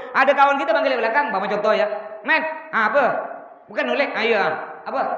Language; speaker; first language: Malay; native; Malay